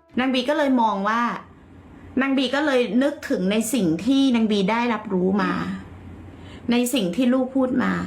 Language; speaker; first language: Thai; native; Thai